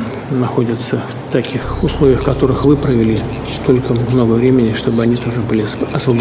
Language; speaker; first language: Russian; native; Russian